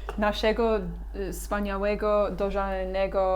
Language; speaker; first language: Polish; non-native, learner; English